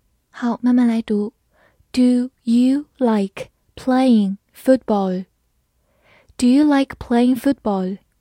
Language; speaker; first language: English; non-native, fluent; Chinese